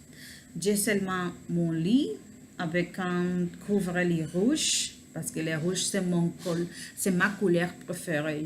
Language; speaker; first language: French; non-native, learner; Spanish